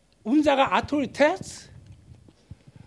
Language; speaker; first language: German; non-native, learner; Korean